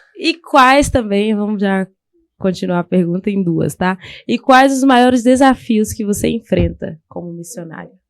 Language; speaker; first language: Portuguese; native; Portuguese